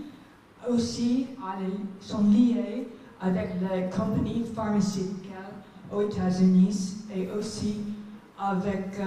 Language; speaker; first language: French; non-native, fluent; English